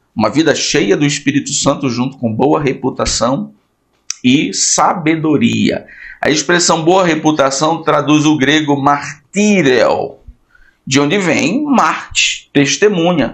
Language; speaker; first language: Portuguese; native; Portuguese